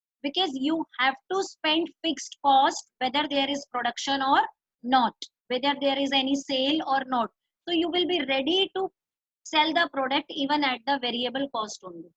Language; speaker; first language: English; non-native, local second language; Hindi